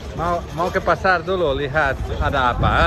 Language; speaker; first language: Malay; non-native, fluent; Catalan